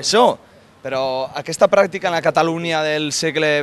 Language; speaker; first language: Catalan; non-native, learner; Spanish